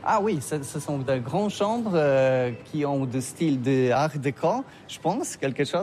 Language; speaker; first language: French; non-native, learner; Polish